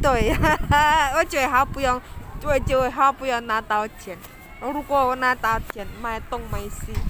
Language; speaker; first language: Chinese; non-native, learner; Javanese